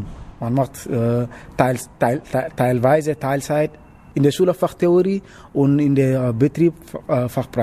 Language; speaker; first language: German; non-native, learner; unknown